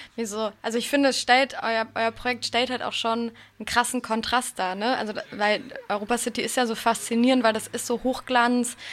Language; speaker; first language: German; native; German